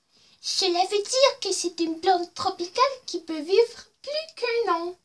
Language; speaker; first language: French; non-native, local second language; English